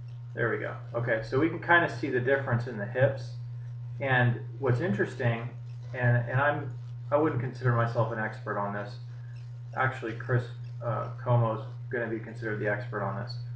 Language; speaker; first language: English; native; English